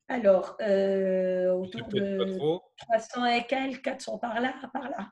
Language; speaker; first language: French; non-native, local second language; Arabic